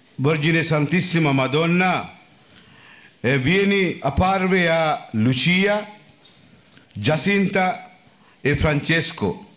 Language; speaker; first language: Italian; non-native, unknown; Sinhala